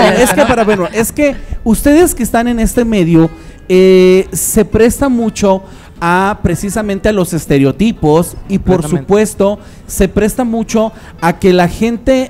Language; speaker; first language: Spanish; native; Spanish